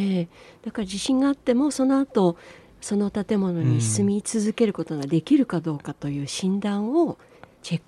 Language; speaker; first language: Japanese; native; Japanese